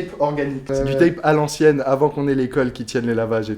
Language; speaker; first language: French; native; French